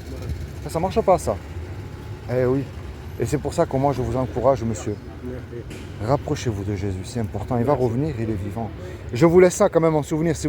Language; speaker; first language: French; native; French